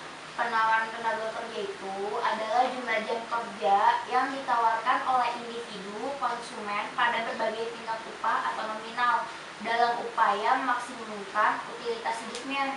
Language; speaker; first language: Indonesian; native; Indonesian